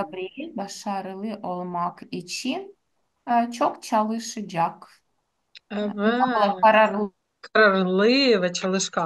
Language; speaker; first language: Turkish; non-native, learner; Ukrainian